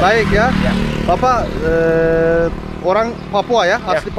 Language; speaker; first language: Indonesian; non-native, learner; Turkish